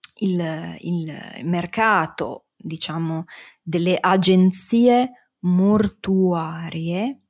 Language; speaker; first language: Italian; native; Italian